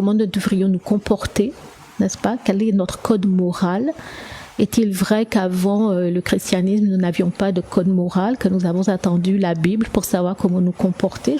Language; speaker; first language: French; native; French